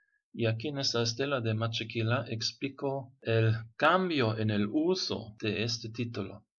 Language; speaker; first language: Spanish; non-native, fluent; German